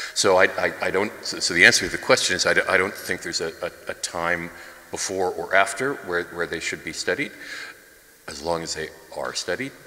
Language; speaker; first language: English; native; English